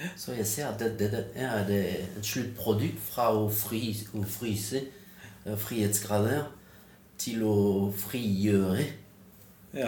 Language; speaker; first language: Norwegian; non-native, fluent; French